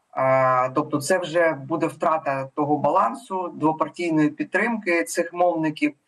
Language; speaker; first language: Ukrainian; native; Ukrainian